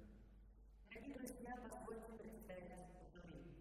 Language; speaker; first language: Russian; native; Russian